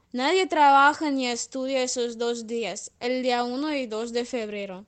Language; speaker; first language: Spanish; non-native, fluent; Russian